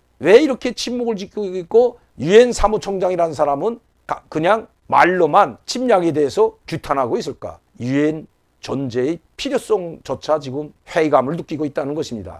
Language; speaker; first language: Korean; native; Korean